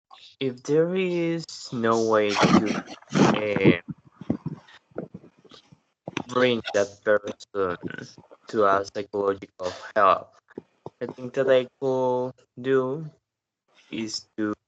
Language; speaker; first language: English; non-native, learner; Spanish